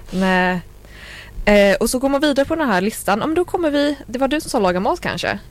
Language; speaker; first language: Swedish; native; Swedish